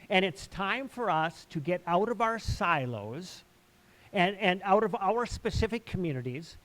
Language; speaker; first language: English; native; English